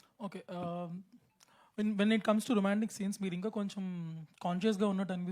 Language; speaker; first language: Telugu; native; Telugu